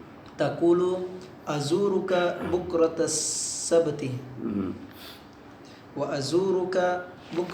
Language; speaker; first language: Arabic; non-native, learner; Indonesian